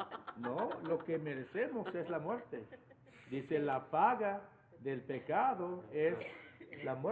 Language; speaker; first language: Spanish; non-native, fluent; English